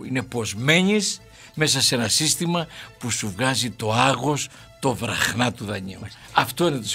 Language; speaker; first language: Greek; native; Greek